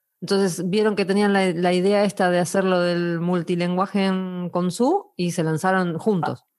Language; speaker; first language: Spanish; native; Spanish